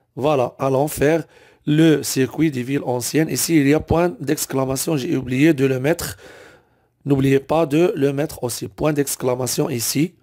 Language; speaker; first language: French; non-native, local second language; Arabic